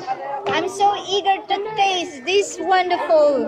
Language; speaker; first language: English; non-native, learner; Romanian